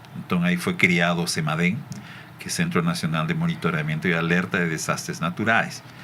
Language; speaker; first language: Portuguese; non-native, fluent; Spanish